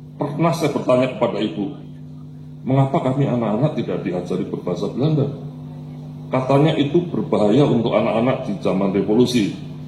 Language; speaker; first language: Indonesian; non-native, local second language; Javanese